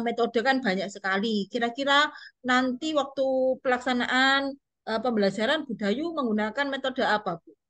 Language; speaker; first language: Indonesian; native; Indonesian